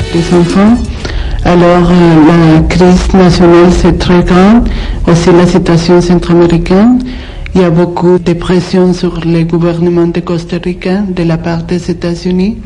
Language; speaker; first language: French; non-native, fluent; Spanish